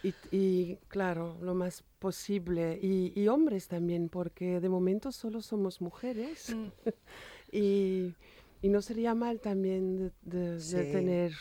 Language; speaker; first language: Spanish; non-native, fluent; French